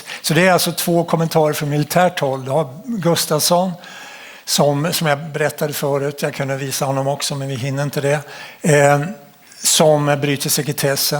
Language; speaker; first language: Swedish; native; Swedish